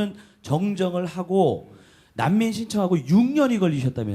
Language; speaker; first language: Korean; native; Korean